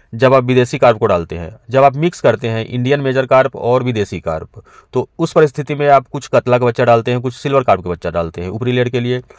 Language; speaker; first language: Hindi; native; Hindi